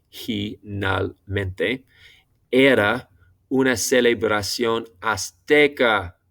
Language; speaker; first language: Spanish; non-native, fluent; English